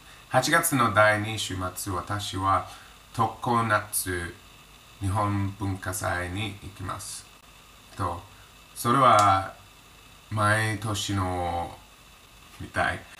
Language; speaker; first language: Japanese; non-native, learner; English